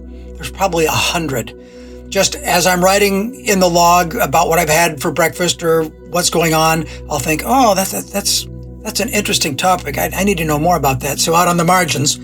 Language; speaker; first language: English; native; English